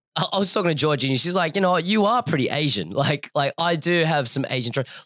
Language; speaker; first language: English; native; English